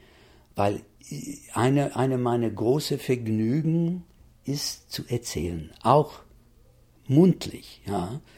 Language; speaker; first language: German; non-native, fluent; English